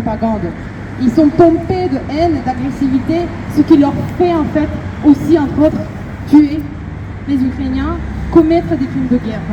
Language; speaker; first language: French; non-native, fluent; Russian